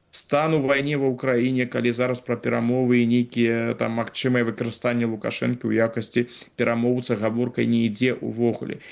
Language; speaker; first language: Belarusian; non-native, local second language; Russian